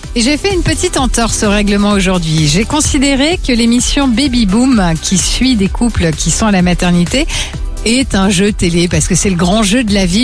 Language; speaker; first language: French; native; French